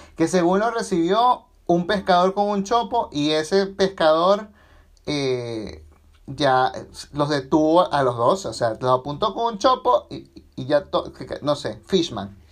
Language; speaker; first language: Spanish; native; Spanish